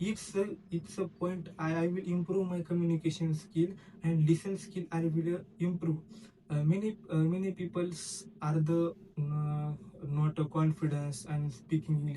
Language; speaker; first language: English; non-native, learner; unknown